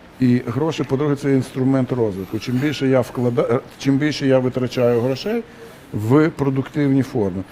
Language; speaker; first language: Ukrainian; non-native, local second language; Russian